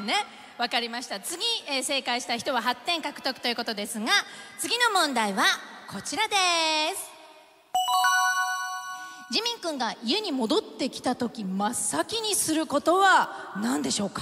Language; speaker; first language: Japanese; native; Japanese